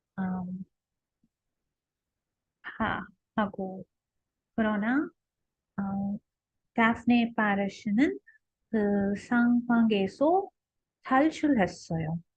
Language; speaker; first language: Korean; non-native, learner; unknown